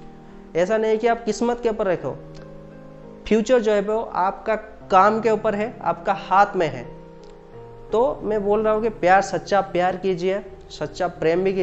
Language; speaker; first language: Hindi; non-native, local second language; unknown